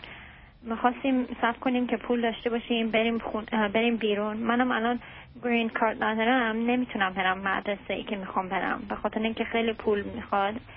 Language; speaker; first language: Persian; early bilingual, heritage; Persian